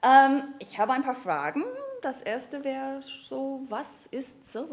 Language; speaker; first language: German; non-native, fluent; English